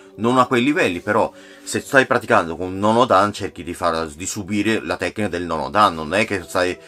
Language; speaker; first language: Italian; non-native, fluent; Korean